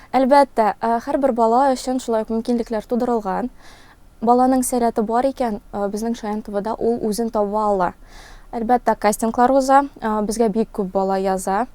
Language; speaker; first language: Tatar; non-native, local second language; Russian